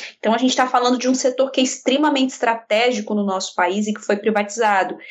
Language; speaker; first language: Portuguese; native; Portuguese